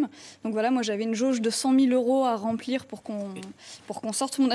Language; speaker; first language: French; native; French